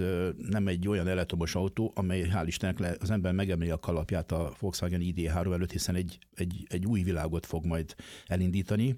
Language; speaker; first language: Hungarian; native; Hungarian